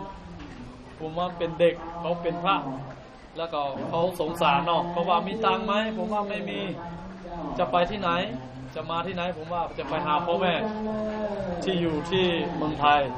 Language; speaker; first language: Thai; non-native, fluent; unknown